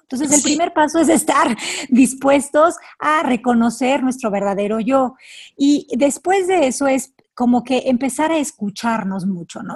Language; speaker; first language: Spanish; native; Spanish